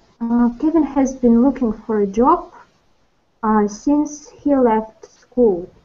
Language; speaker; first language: English; non-native, learner; Russian